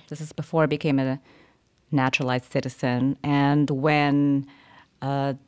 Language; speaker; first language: English; early bilingual, other home language; German